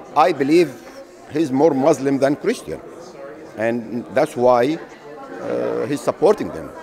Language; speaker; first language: English; non-native, fluent; Arabic